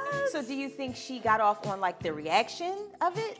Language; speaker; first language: English; native; English